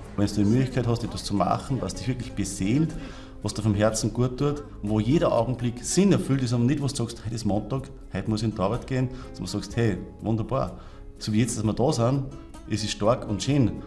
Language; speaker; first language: German; native; German